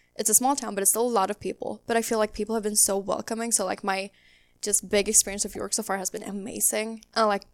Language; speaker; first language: English; non-native, fluent; Swedish